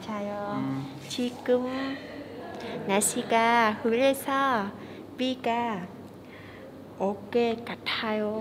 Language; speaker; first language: Korean; non-native, learner; Vietnamese